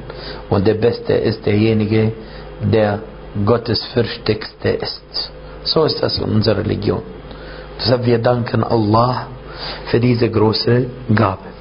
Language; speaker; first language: German; non-native, fluent; Arabic